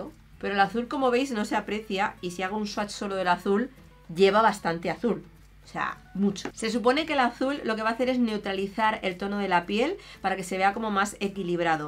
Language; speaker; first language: Spanish; native; Spanish